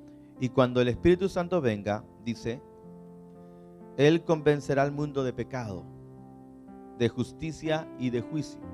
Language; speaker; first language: Spanish; native; Spanish